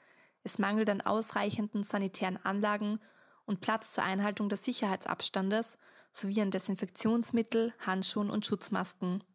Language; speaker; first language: German; native; German